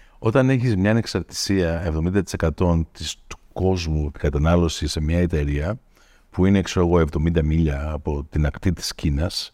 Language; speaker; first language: Greek; early bilingual, heritage; Greek